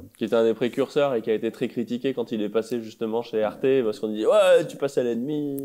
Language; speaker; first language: French; native; French